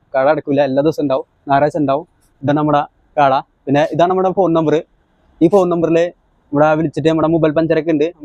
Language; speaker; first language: Malayalam; non-native, local second language; Hindi